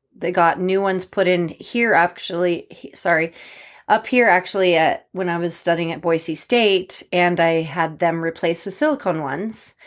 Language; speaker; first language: English; native; English